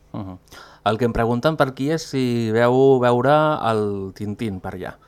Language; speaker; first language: Catalan; native; Catalan